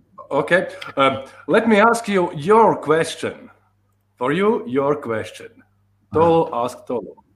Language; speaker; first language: English; non-native, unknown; Latvian